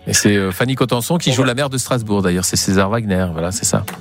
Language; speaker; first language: French; native; French